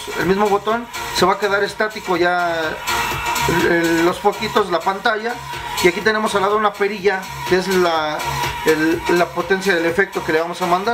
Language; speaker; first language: Spanish; native; Spanish